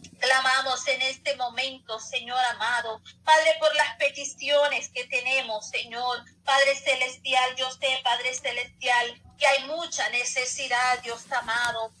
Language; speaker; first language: Spanish; native; Spanish